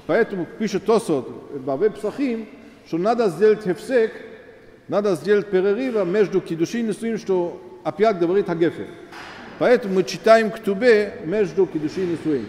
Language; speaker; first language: Russian; non-native, fluent; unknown